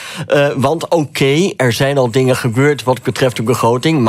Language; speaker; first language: Dutch; native; Dutch